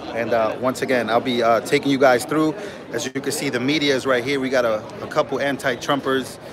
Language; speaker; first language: English; early bilingual, other home language; Spanish